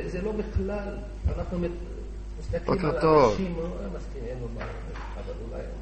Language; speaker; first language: Hebrew; non-native, fluent; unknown